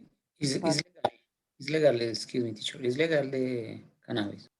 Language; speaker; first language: English; non-native, learner; Spanish